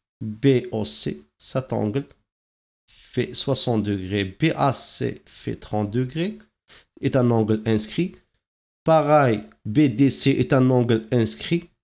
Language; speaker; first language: French; non-native, local second language; Arabic